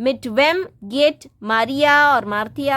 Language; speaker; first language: German; non-native, fluent; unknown